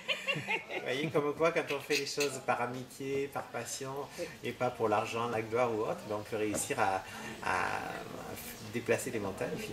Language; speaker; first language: French; native; French